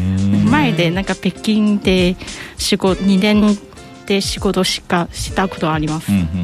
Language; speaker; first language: Japanese; non-native, learner; Chinese